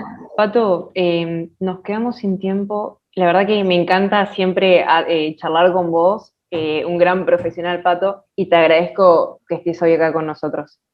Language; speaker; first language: Spanish; native; Spanish